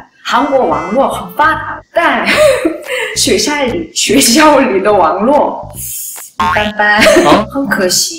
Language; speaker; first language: Chinese; non-native, learner; Korean